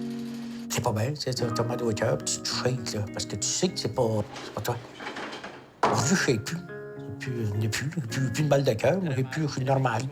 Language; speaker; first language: French; native; French